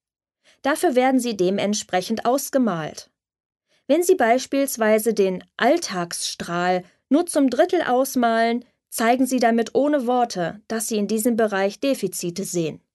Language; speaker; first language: German; native; German